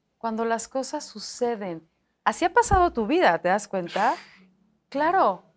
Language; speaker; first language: Spanish; native; Spanish